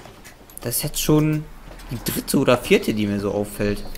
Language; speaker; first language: German; native; German